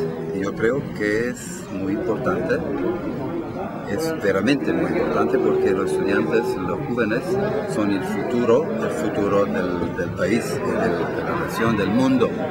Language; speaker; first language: Spanish; non-native, fluent; Italian